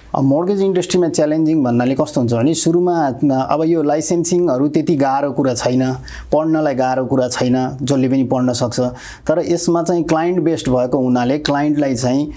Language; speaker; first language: Nepali; native; Nepali